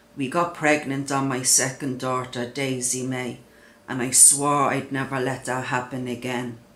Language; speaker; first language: English; native; English